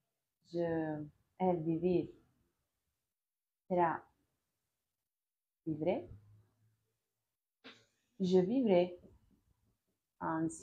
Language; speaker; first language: French; non-native, learner; Spanish